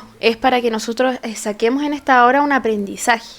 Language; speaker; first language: Spanish; native; Spanish